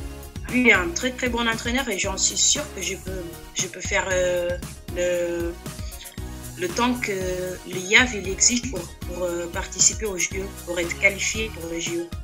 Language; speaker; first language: French; non-native, fluent; Portuguese